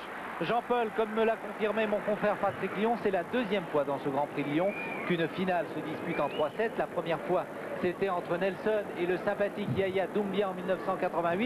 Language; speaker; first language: French; native; French